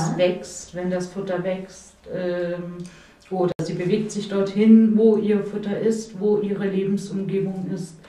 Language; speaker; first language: German; native; German